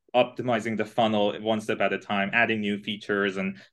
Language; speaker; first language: English; non-native, fluent; Persian